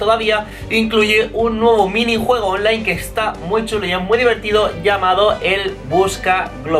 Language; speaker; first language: Spanish; native; Spanish